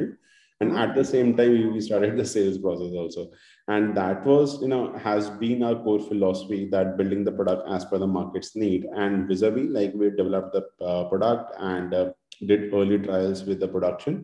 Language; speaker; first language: English; non-native, local second language; Hindi